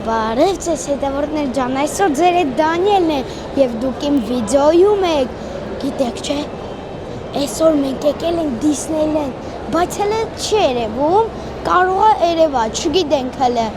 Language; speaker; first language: Armenian; early bilingual, heritage; Armenian